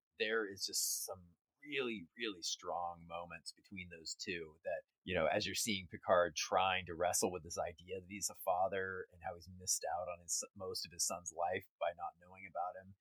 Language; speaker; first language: English; native; English